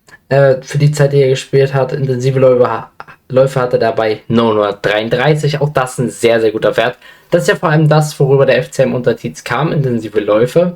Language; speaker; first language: German; native; German